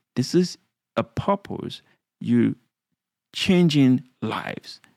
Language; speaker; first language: English; non-native, local second language; Krio